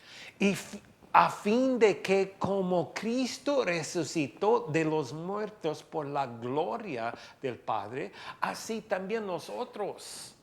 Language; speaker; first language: Spanish; non-native, fluent; English